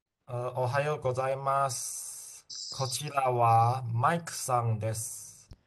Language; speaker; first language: Japanese; non-native, learner; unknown